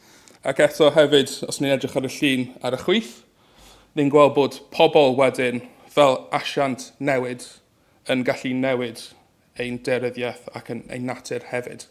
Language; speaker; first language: Welsh; native; Welsh